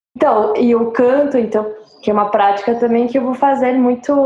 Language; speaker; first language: Portuguese; non-native, fluent; French